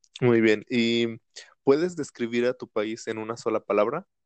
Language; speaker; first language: Spanish; native; Spanish